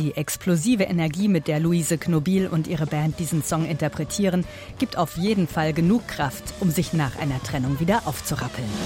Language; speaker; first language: German; native; German